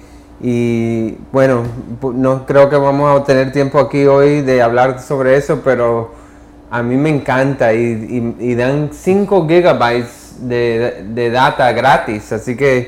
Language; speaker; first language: Spanish; early bilingual, heritage; English